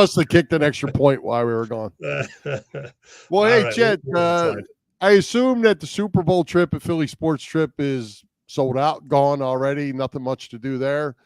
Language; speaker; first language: English; native; English